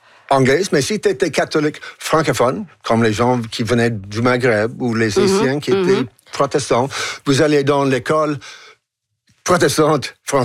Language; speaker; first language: French; non-native, local second language; English